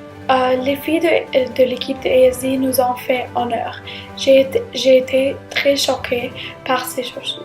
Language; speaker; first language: French; non-native, learner; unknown